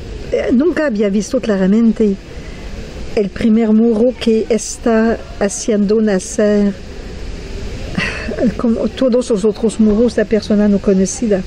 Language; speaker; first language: Spanish; non-native, fluent; French